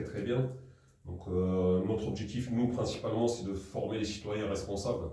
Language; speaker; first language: French; native; French